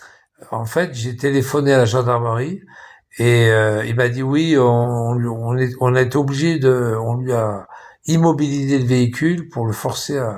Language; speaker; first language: French; native; French